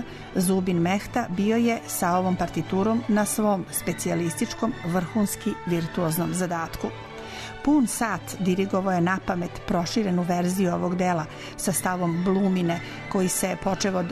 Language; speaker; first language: Serbian; native; Serbian